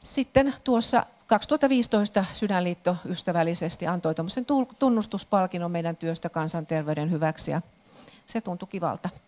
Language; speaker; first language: Finnish; native; Finnish